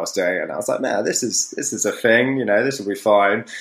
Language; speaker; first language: English; native; English